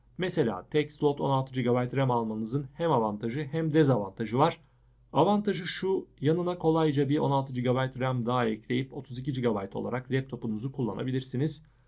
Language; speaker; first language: Turkish; native; Turkish